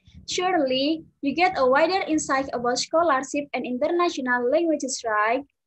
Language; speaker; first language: English; non-native, learner; Indonesian